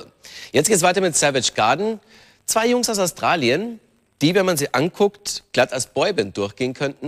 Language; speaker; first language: German; native; German